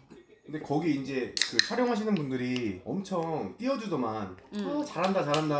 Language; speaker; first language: Korean; native; Korean